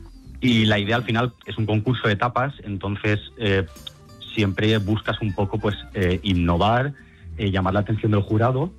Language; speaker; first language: Spanish; native; Spanish